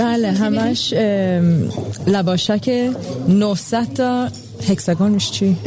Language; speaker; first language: Persian; early bilingual, heritage; Persian